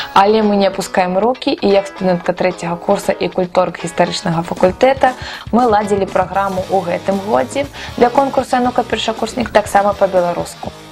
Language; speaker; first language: Belarusian; non-native, local second language; Russian